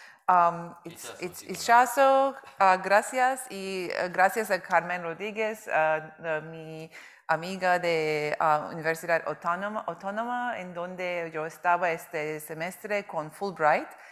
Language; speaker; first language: Spanish; non-native, learner; Turkish